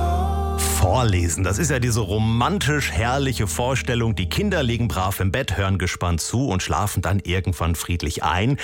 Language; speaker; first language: German; native; German